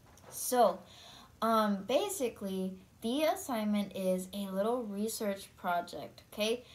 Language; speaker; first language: English; early bilingual, other home language; Spanish